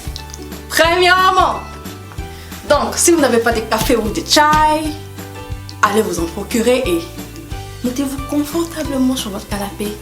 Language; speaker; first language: French; non-native, local second language; Lingala